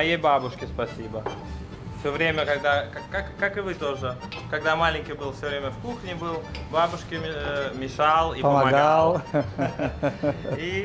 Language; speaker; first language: Russian; non-native, learner; Italian